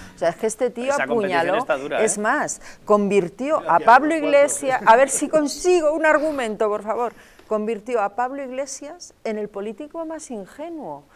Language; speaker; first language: Spanish; native; Spanish